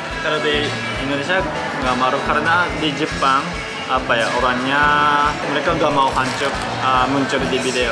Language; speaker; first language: Indonesian; non-native, learner; Japanese